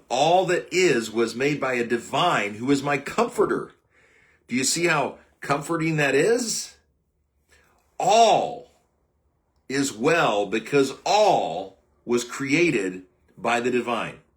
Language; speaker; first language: English; native; English